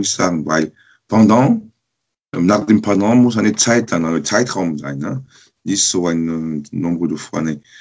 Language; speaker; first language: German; non-native, learner; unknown